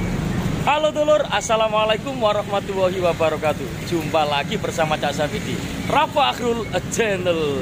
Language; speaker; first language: Indonesian; non-native, local second language; Javanese